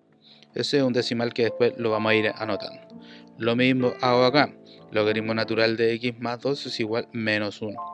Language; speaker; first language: Spanish; native; Spanish